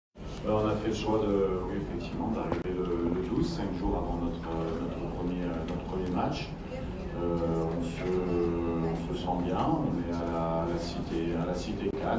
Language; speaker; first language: French; native; French